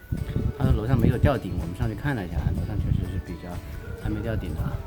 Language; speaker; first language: Chinese; native; Chinese